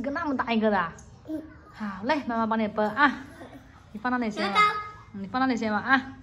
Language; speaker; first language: Chinese; native; Chinese